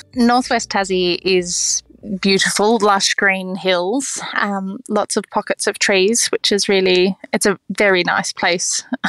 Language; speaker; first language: English; native; English